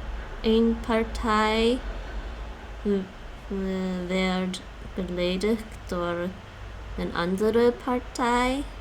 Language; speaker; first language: Dutch; non-native, learner; English